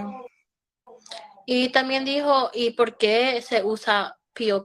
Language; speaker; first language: Spanish; early bilingual, heritage; Spanish